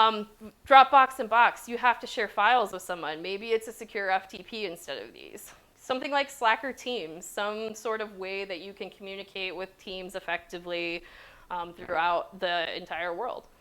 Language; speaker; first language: English; native; English